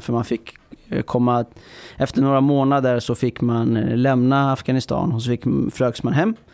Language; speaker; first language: Swedish; early bilingual, other home language; Persian